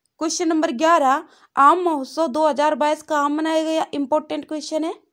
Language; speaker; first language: Hindi; native; Hindi